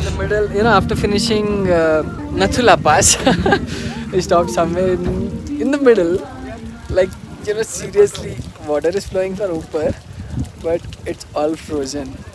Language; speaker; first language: English; non-native, local second language; Telugu